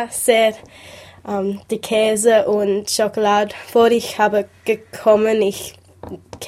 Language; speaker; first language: German; non-native, learner; English